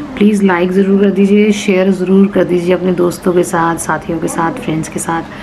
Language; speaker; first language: Hindi; native; Hindi